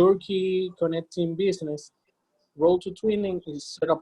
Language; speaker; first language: English; non-native, learner; Spanish